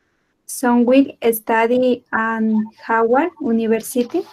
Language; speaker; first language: English; non-native, learner; Spanish